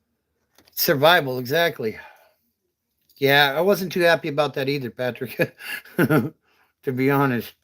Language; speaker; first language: English; native; English